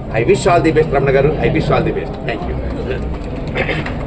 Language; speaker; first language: Telugu; native; Telugu